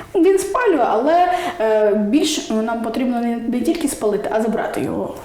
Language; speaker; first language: Ukrainian; non-native, local second language; Russian